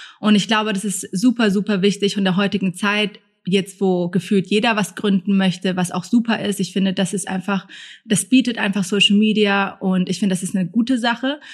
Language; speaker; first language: German; early bilingual, other home language; Thai